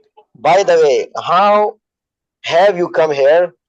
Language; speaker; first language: English; non-native, learner; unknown